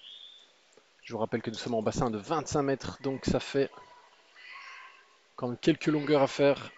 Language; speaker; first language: French; native; French